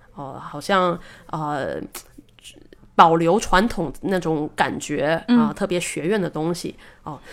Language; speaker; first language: Chinese; native; Chinese